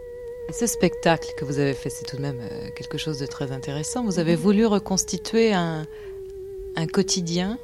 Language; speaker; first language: French; native; French